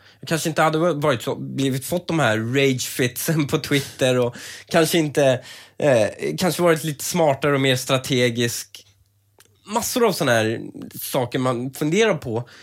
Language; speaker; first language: Swedish; early bilingual, other home language; Persian